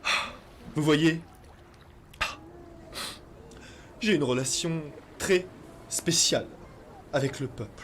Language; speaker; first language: French; native; French